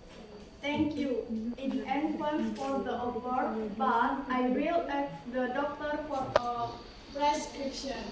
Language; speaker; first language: English; non-native, learner; Indonesian